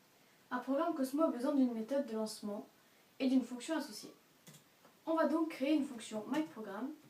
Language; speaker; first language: French; native; French